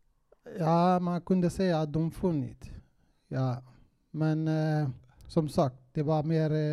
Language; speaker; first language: Swedish; non-native, fluent; Kurdish